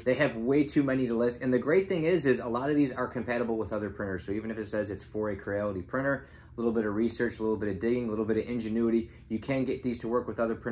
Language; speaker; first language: English; native; English